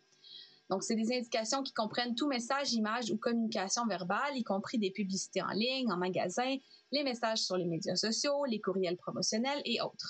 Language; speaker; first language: French; native; French